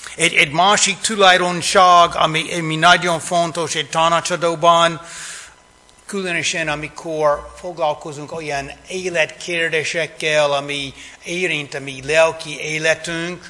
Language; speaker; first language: Hungarian; non-native, fluent; English